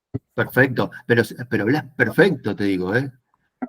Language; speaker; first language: Spanish; native; Spanish